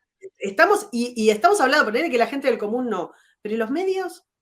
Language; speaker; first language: Spanish; native; Spanish